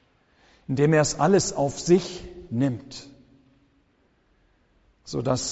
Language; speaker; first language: German; native; German